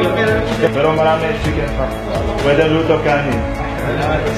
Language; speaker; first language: Filipino; non-native, learner; Arabic